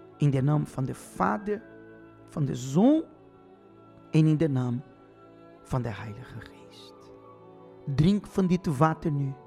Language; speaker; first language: Dutch; non-native, fluent; Portuguese